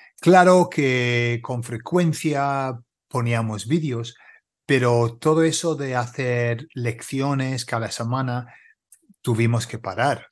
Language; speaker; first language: Spanish; non-native, fluent; English